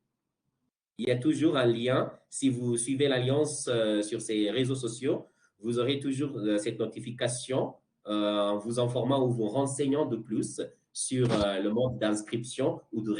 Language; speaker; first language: French; non-native, fluent; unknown